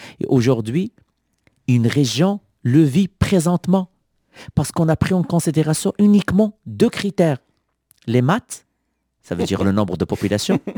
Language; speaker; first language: French; non-native, local second language; Arabic